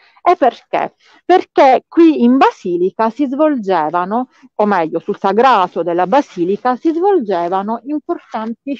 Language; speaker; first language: Italian; native; Italian